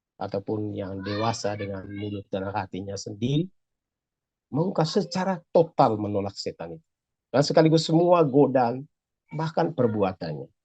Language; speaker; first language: Indonesian; native; Indonesian